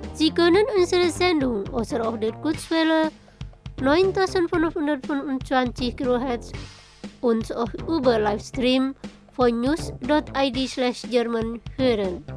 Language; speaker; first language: German; non-native, fluent; Indonesian